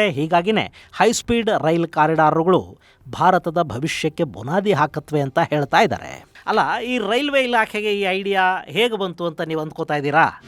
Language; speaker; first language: Kannada; native; Kannada